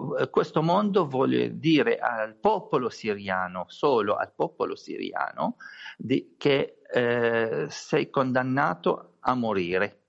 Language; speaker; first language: Italian; non-native, learner; Arabic